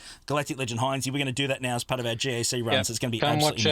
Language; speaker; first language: English; native; English